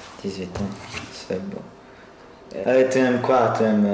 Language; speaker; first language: French; non-native, learner; Persian